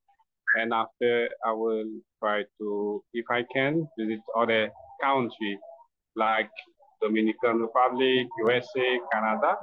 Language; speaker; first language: English; non-native, learner; Haitian Creole